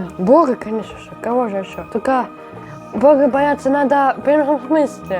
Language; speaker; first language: Russian; native; Russian